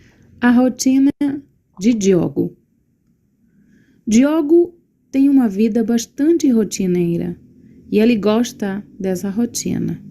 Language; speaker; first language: Portuguese; non-native, learner; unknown